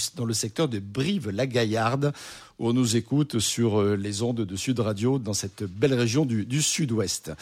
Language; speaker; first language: French; native; French